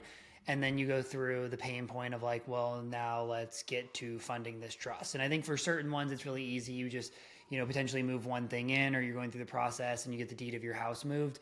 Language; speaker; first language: English; native; English